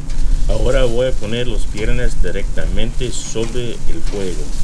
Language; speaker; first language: Spanish; early bilingual, heritage; English